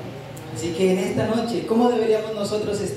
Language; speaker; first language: Spanish; native; Spanish